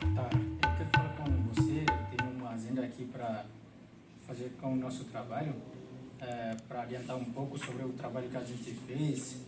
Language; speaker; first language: Portuguese; non-native, local second language; Tetum